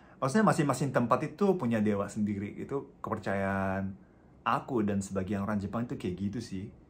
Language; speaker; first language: Indonesian; non-native, fluent; Japanese